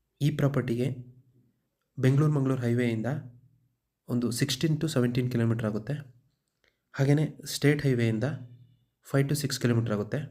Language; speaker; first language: Kannada; native; Kannada